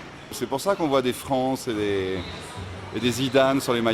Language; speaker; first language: French; native; French